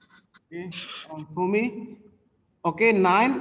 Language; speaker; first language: English; non-native, local second language; Indonesian